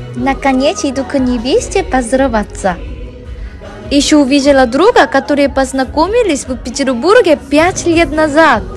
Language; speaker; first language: Russian; non-native, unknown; Korean